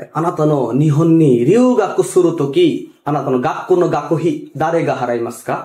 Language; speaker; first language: Japanese; non-native, fluent; Bangla